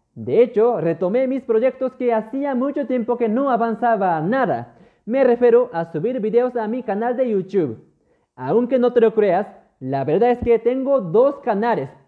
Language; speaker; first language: Spanish; non-native, fluent; Japanese